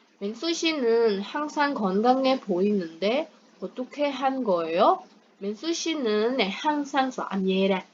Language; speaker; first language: Korean; non-native, fluent; Burmese